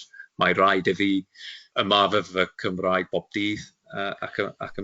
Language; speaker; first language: Welsh; non-native, local second language; English